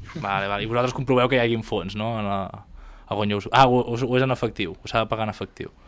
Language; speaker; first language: Catalan; native; Catalan